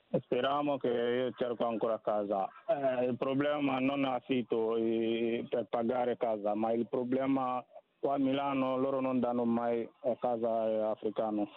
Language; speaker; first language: Italian; non-native, learner; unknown